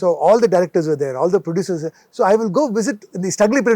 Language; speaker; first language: Telugu; non-native, local second language; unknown